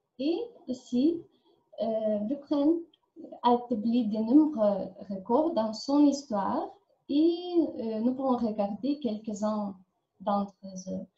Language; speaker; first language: French; non-native, learner; Ukrainian